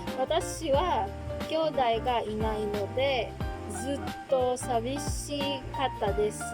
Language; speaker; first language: Japanese; non-native, learner; Filipino